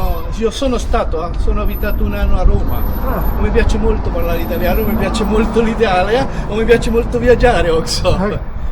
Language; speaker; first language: Italian; non-native, learner; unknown